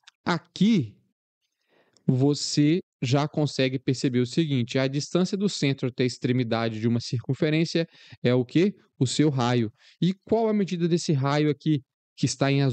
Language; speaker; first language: Portuguese; native; Portuguese